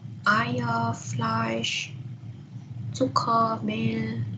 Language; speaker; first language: German; non-native, fluent; Indonesian